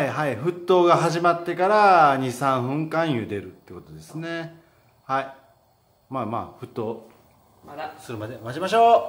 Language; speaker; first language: Japanese; native; Japanese